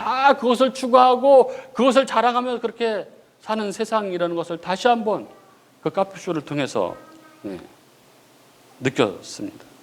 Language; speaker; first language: Korean; native; Korean